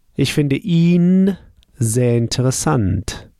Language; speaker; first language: German; non-native, fluent; English